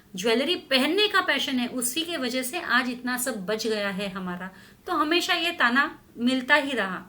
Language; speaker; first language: Hindi; non-native, local second language; Marathi